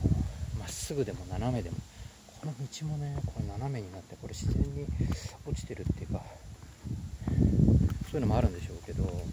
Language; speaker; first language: Japanese; native; Japanese